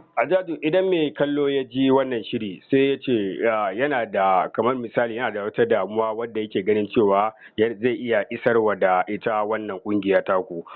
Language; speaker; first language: Hausa; native; Hausa